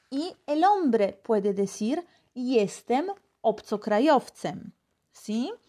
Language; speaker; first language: Spanish; non-native, fluent; Polish